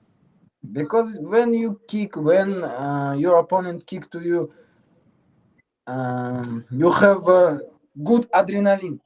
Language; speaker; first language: English; non-native, learner; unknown